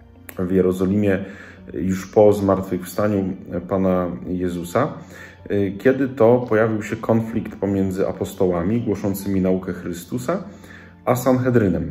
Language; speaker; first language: Polish; native; Polish